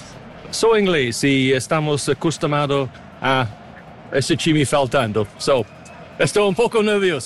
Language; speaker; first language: Portuguese; non-native, learner; English